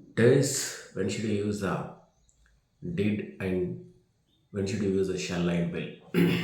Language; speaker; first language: English; non-native, local second language; Telugu